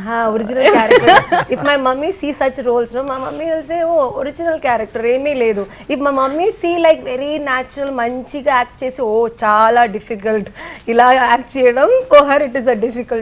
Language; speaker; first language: Telugu; non-native, learner; Malayalam